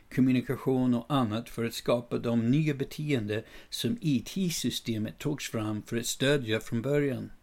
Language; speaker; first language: Swedish; non-native, fluent; English